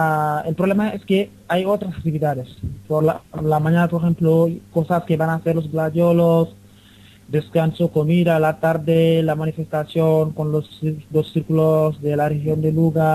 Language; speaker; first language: Spanish; non-native, learner; Wolof